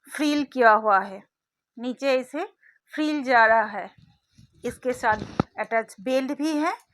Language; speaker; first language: Hindi; non-native, local second language; Bangla